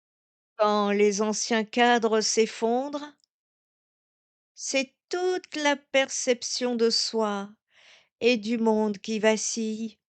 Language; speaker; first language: French; native; French